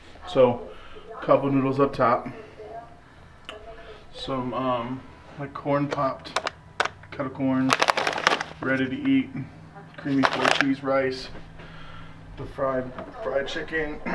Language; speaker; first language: English; native; English